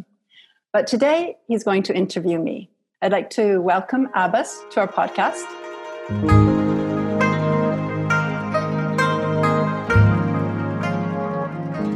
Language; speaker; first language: English; native; English